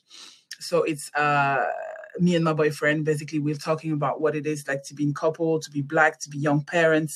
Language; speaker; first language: English; non-native, fluent; French